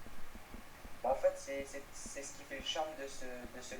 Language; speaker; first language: French; native; French